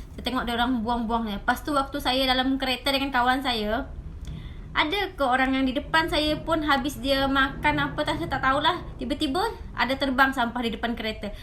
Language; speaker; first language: Malay; native; Malay